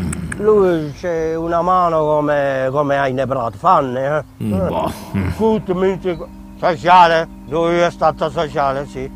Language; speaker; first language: Italian; non-native, learner; Swiss German